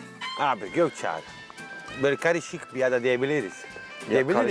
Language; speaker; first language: Turkish; non-native, fluent; Italian